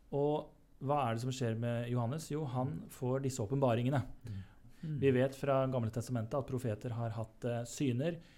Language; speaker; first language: Norwegian; native; Norwegian